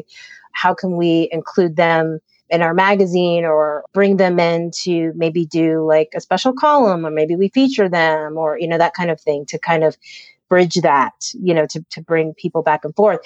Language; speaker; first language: English; native; English